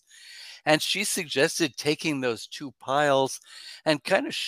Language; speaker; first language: English; native; English